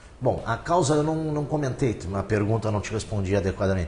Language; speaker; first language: Portuguese; native; Portuguese